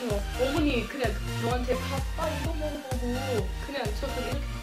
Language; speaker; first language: Korean; non-native, learner; English